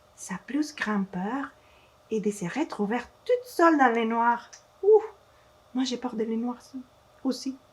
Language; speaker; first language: French; non-native, fluent; Spanish